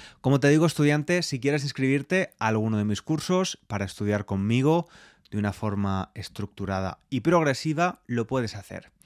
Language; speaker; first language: Spanish; native; Spanish